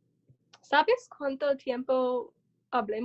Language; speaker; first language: Spanish; non-native, learner; English